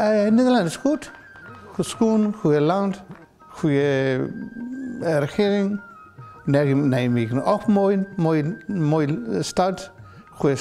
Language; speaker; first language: Dutch; non-native, learner; Punjabi